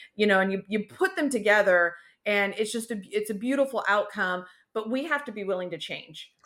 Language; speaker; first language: English; native; English